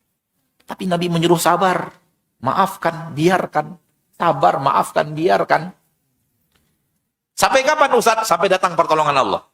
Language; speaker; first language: Indonesian; native; Indonesian